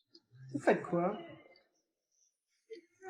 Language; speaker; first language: French; native; French